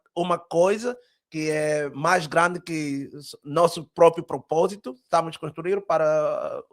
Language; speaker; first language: Portuguese; early bilingual, heritage; Portuguese